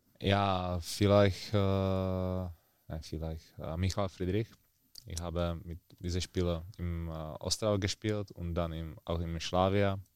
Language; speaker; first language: German; non-native, learner; Czech